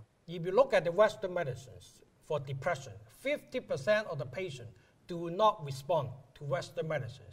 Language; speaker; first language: English; non-native, local second language; Cantonese